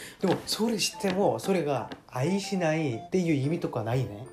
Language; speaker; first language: Japanese; non-native, learner; Korean